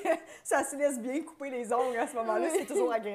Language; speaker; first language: French; native; French